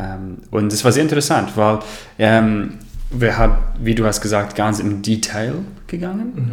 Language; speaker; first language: German; non-native, learner; English